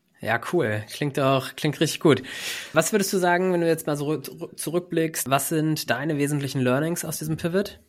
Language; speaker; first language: German; native; German